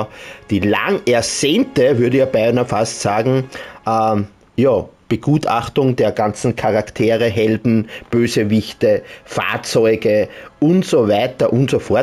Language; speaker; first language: German; native; German